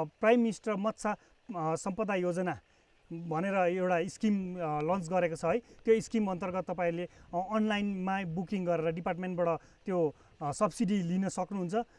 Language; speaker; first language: Nepali; native; Nepali